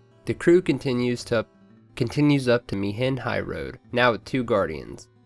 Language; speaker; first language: English; native; English